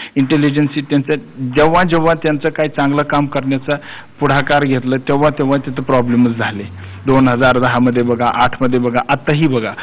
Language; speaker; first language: Marathi; non-native, fluent; Kashmiri